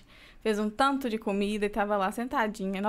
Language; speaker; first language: Portuguese; native; Portuguese